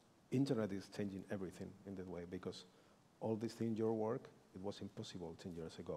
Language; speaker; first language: English; non-native, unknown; Spanish